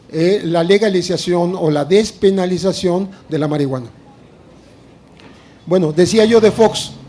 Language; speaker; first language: Spanish; native; Spanish